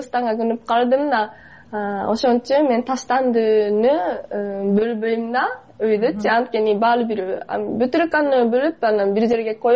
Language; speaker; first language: Kyrgyz; non-native, fluent; Japanese